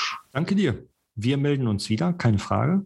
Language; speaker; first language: German; native; German